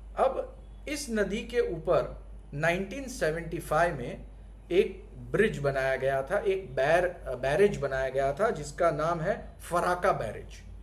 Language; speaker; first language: Hindi; non-native, local second language; Gujarati